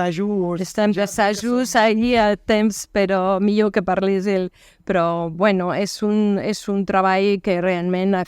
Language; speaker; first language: Catalan; non-native, fluent; French